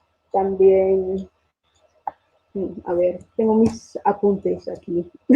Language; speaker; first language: Spanish; non-native, fluent; English